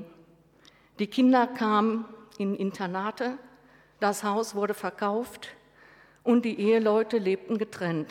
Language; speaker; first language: German; native; German